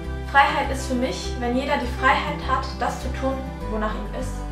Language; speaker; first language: German; early bilingual, other home language; Turkish